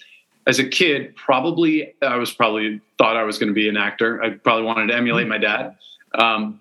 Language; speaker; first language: English; native; English